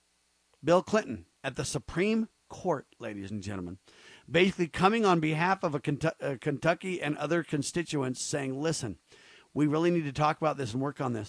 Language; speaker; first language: English; native; English